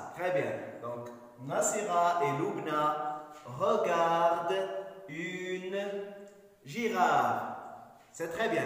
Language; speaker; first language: French; non-native, local second language; Arabic